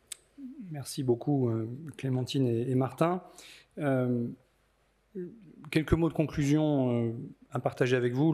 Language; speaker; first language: French; native; French